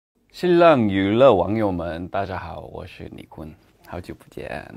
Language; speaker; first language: Chinese; non-native, learner; Thai